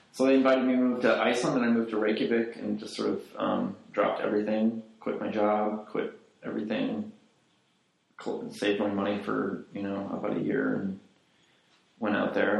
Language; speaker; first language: English; native; English